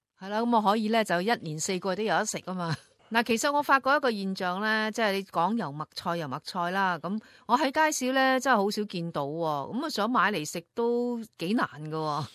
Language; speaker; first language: Cantonese; native; Cantonese